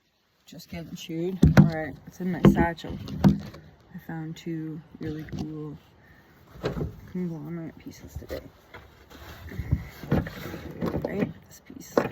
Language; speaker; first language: English; native; English